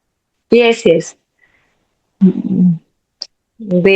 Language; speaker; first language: English; non-native, learner; Hindi